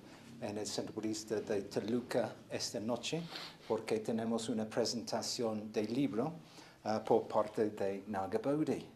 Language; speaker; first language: Spanish; non-native, fluent; English